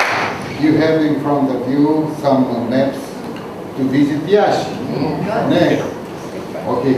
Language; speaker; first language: English; non-native, learner; Romanian